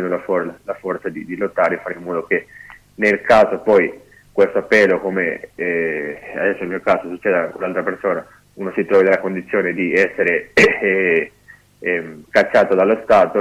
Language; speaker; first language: Italian; non-native, fluent; Spanish